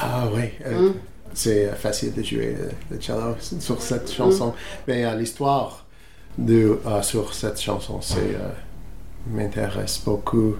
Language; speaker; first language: French; non-native, learner; English